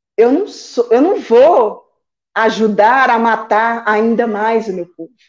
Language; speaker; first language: Portuguese; native; Portuguese